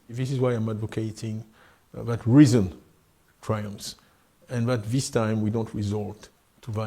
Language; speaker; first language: English; non-native, fluent; French